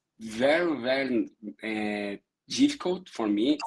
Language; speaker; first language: English; non-native, learner; Portuguese